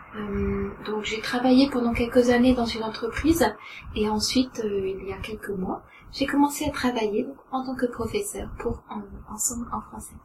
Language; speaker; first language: French; native; French